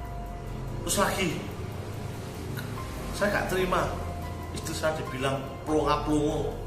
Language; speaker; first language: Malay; non-native, local second language; Javanese